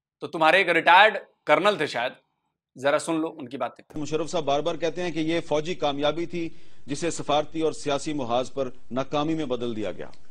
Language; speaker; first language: Hindi; native; Hindi